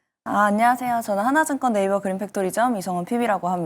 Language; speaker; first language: Korean; native; Korean